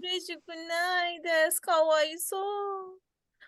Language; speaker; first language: Japanese; non-native, fluent; English